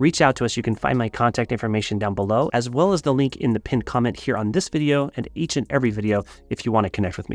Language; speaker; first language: English; native; English